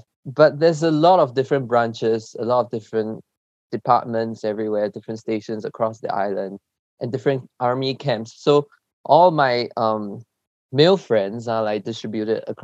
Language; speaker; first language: English; early bilingual, other home language; Chinese